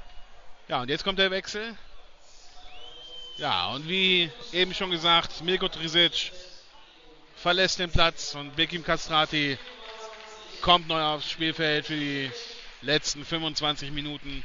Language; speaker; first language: German; native; German